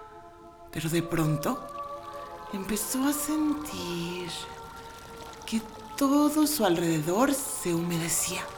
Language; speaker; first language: Spanish; native; Spanish